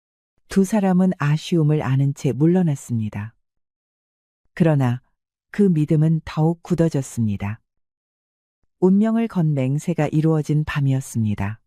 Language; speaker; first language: Korean; native; Korean